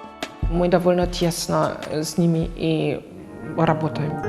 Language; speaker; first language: Russian; non-native, fluent; German